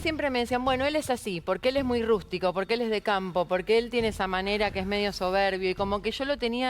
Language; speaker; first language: Spanish; native; Spanish